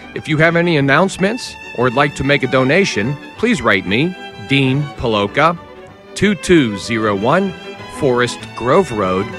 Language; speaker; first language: English; native; English